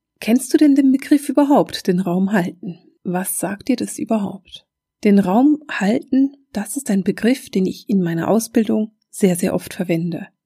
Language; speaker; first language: German; native; German